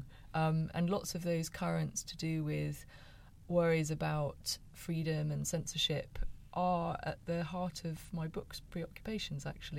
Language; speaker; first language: English; native; English